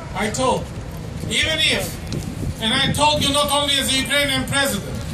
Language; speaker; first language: English; non-native, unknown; Ukrainian